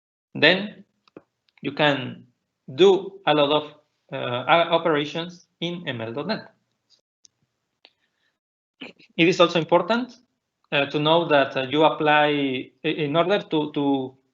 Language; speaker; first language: English; non-native, fluent; Spanish